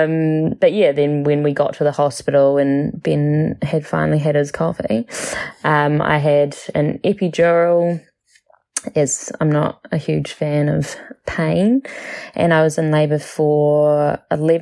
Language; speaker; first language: English; native; English